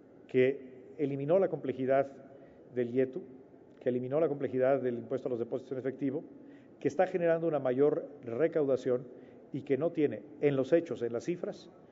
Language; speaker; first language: Spanish; native; Spanish